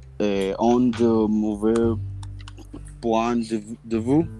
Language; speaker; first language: French; non-native, learner; Spanish